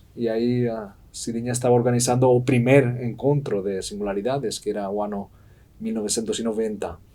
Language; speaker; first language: Portuguese; non-native, fluent; Spanish